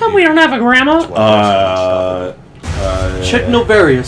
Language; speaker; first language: English; native; English